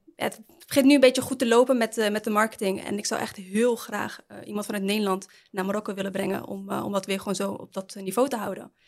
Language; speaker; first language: Dutch; early bilingual, other home language; Arabic